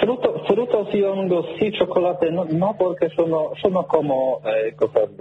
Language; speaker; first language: Spanish; non-native, learner; Polish